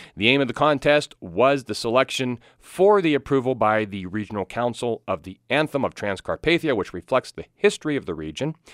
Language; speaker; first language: English; native; English